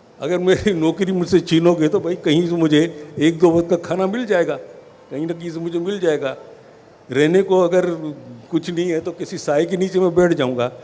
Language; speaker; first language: Urdu; non-native, local second language; Sindhi